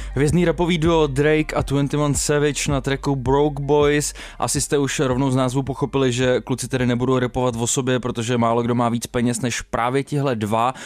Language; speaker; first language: Czech; native; Czech